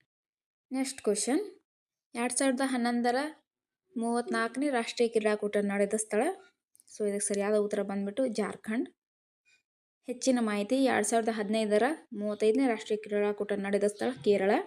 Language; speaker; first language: Kannada; native; Kannada